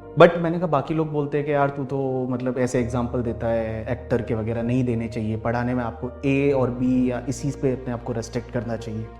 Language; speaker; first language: Hindi; native; Hindi